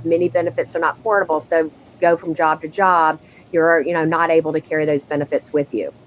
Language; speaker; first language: English; native; English